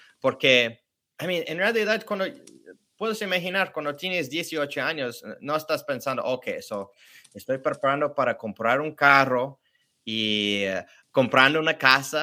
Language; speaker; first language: Spanish; early bilingual, heritage; English